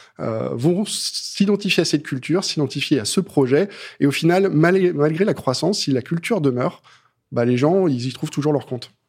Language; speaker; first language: French; native; French